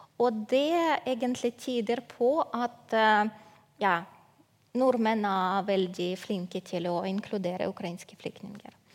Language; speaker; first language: Norwegian; non-native, fluent; Ukrainian